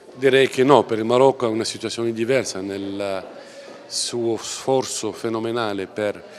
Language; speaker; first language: Italian; non-native, fluent; Arabic